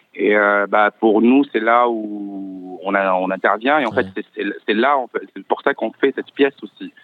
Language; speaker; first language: French; non-native, local second language; Arabic